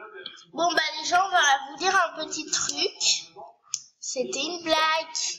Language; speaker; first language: French; native; French